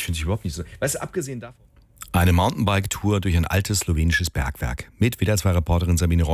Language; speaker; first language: German; native; German